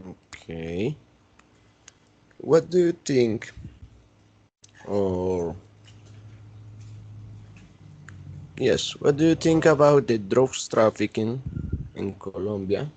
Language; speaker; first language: English; non-native, learner; Spanish